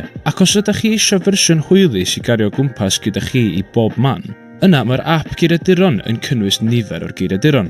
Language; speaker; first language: Welsh; native; Welsh